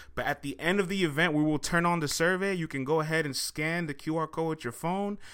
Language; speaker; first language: English; native; English